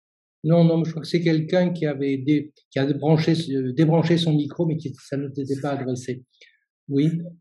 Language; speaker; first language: French; native; French